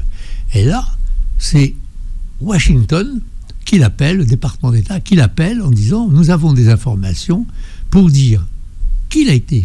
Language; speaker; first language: French; native; French